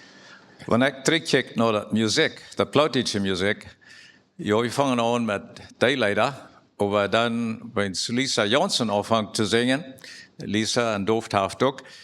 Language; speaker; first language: German; non-native, learner; Plautdietsch